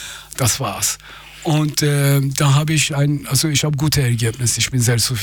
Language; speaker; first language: German; non-native, fluent; Persian